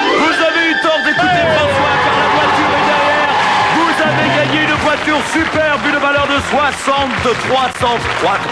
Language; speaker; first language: French; native; French